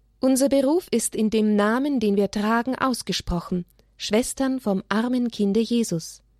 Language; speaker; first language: German; native; German